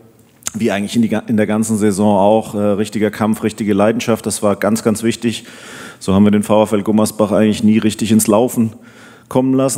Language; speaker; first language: German; native; German